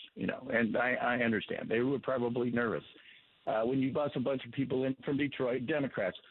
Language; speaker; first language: English; native; English